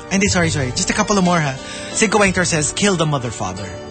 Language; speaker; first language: English; non-native, local second language; Filipino